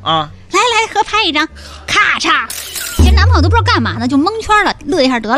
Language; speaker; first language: Chinese; native; Chinese